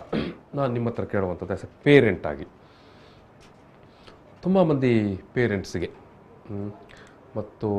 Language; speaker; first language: Kannada; native; Kannada